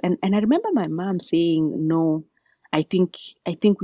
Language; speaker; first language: English; non-native, local second language; Kalenjin